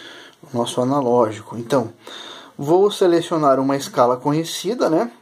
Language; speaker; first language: Portuguese; native; Portuguese